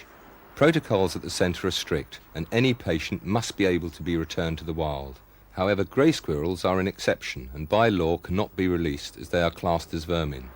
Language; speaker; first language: English; native; English